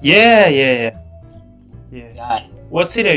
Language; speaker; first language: English; non-native, fluent; Russian